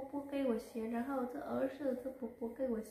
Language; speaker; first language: Chinese; non-native, learner; Vietnamese